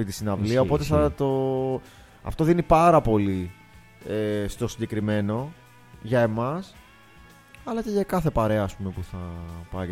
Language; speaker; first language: Greek; native; Greek